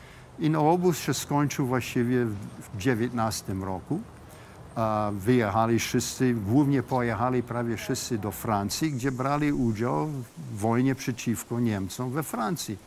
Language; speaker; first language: Polish; early bilingual, heritage; English